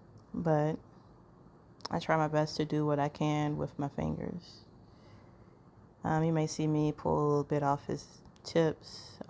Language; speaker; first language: English; native; English